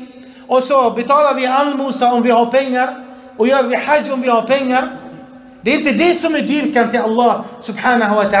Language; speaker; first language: Swedish; early bilingual, other home language; Arabic